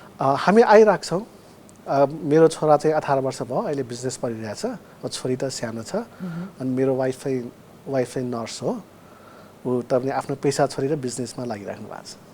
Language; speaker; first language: Nepali; non-native, local second language; Newari